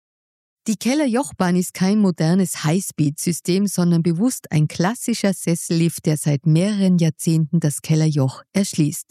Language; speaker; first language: German; native; German